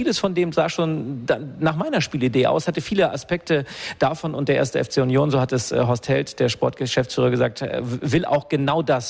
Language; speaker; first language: German; native; German